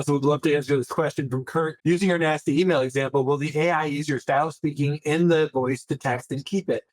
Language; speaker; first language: English; native; English